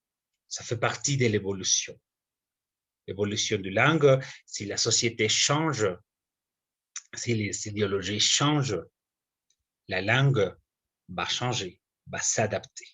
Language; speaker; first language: French; non-native, fluent; Spanish